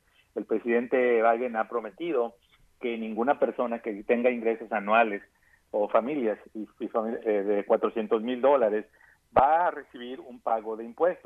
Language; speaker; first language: Spanish; native; Spanish